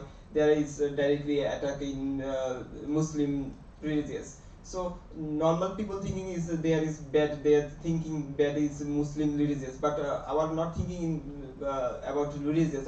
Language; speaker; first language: English; non-native, learner; Bangla